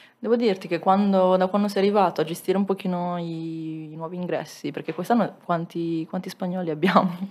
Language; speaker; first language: Italian; native; Italian